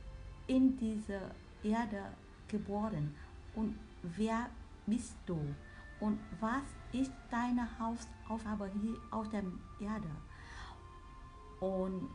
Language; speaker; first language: German; non-native, learner; Vietnamese